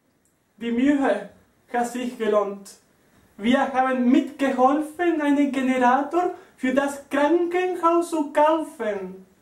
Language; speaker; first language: German; non-native, learner; Spanish